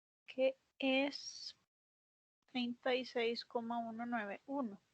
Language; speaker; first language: Spanish; native; Spanish